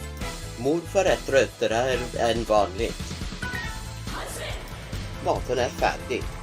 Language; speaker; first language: Swedish; non-native, learner; English